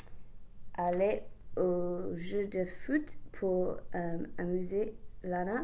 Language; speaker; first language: French; non-native, learner; English